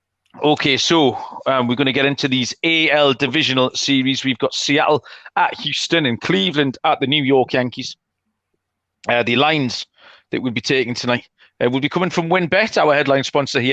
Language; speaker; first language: English; native; English